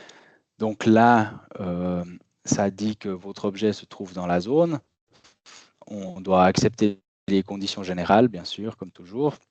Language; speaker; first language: French; native; French